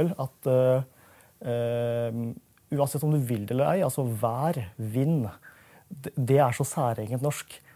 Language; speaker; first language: Norwegian; early bilingual, other home language; Urdu